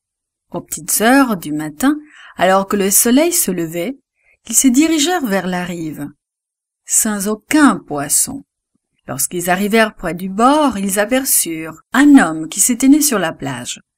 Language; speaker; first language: French; native; French